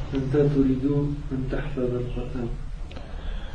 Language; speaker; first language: Arabic; non-native, learner; French